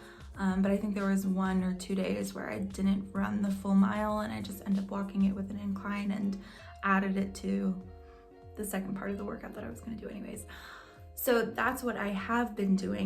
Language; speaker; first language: English; native; English